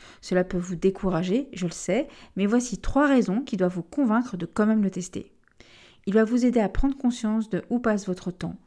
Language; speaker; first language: French; native; French